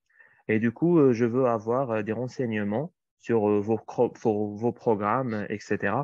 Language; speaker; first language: French; non-native, fluent; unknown